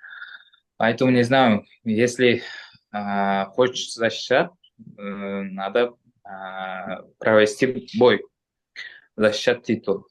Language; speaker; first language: Russian; non-native, local second language; Uzbek